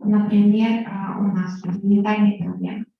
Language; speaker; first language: Russian; native; Russian